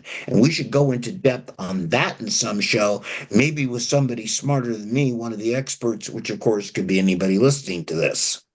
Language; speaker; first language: English; native; English